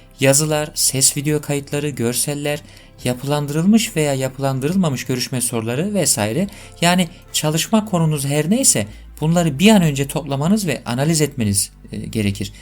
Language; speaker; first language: Turkish; native; Turkish